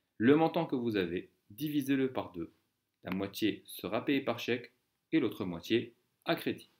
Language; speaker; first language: French; non-native, local second language; Arabic